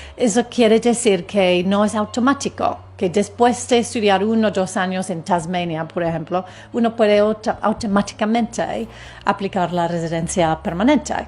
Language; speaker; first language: Spanish; non-native, fluent; English